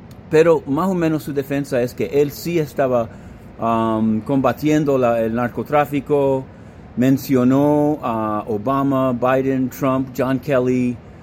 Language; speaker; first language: Spanish; non-native, fluent; English